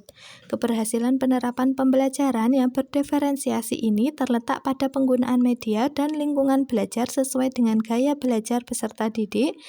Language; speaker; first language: Indonesian; native; Indonesian